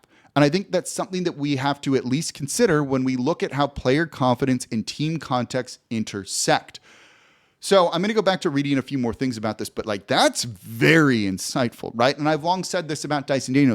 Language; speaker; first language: English; native; English